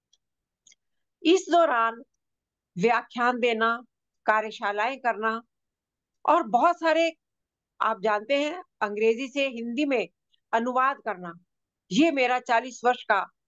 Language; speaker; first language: Hindi; native; Hindi